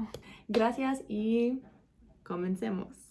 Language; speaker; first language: Spanish; non-native, learner; English